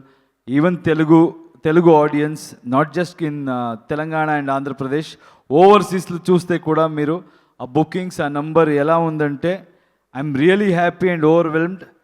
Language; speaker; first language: Telugu; non-native, learner; Kannada